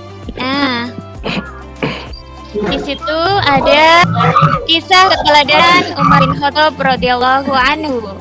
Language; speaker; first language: Indonesian; native; Indonesian